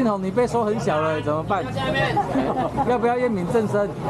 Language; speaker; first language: Chinese; native; Chinese